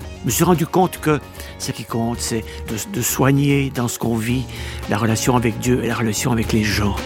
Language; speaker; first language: French; native; French